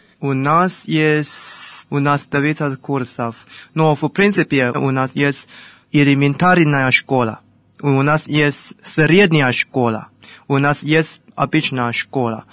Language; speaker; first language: Russian; non-native, learner; Chinese